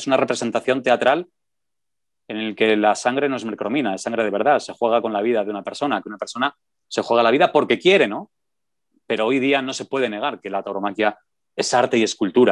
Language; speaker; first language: Spanish; native; Spanish